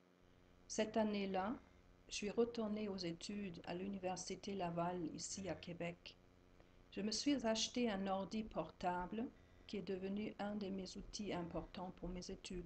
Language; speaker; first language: French; non-native, fluent; German